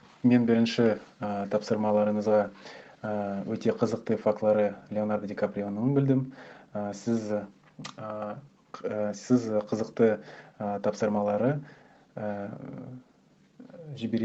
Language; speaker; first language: Kazakh; non-native, local second language; Russian